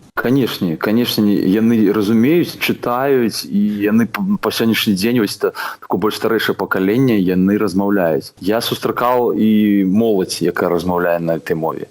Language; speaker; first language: Belarusian; non-native, local second language; Russian